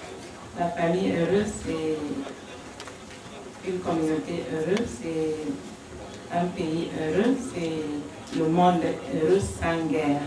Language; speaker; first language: French; non-native, local second language; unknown